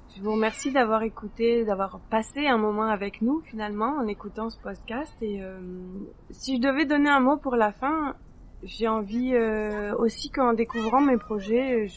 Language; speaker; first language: French; native; French